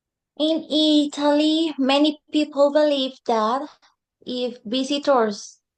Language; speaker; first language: English; non-native, learner; Spanish